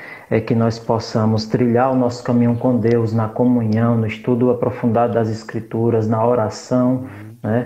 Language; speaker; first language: Portuguese; native; Portuguese